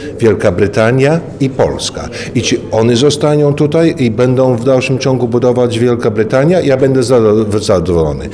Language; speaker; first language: Polish; early bilingual, heritage; Polish